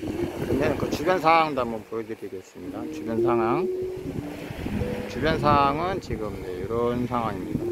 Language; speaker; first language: Korean; native; Korean